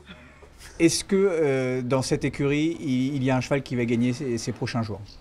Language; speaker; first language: French; native; French